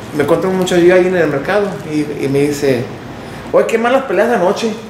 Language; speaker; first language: Spanish; early bilingual, heritage; Spanish